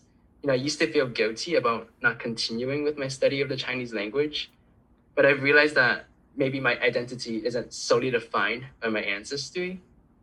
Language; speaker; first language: English; early bilingual, other home language; Cantonese